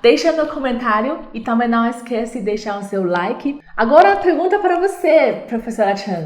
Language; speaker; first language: Portuguese; non-native, learner; Chinese